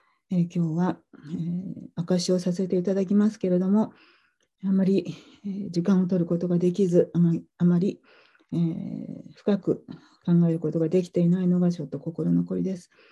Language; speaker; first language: Japanese; native; Japanese